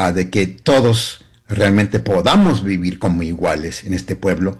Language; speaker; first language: Spanish; early bilingual, heritage; Spanish